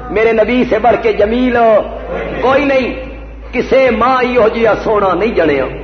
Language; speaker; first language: Urdu; non-native, local second language; Punjabi